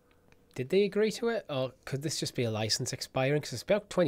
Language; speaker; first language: English; native; English